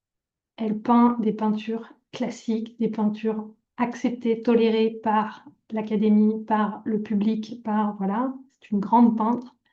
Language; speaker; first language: French; native; French